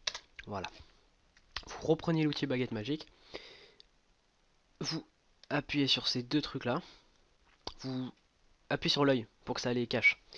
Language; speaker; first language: French; native; French